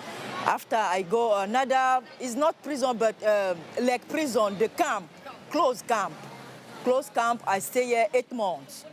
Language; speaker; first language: English; non-native, learner; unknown